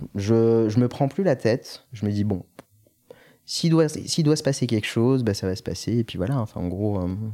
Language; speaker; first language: French; non-native, local second language; Arabic